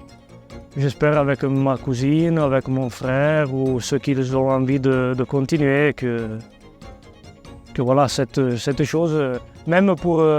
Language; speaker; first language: French; non-native, local second language; Italian